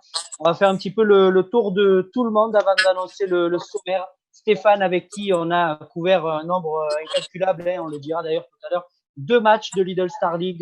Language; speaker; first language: French; native; French